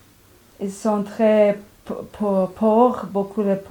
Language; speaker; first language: French; non-native, learner; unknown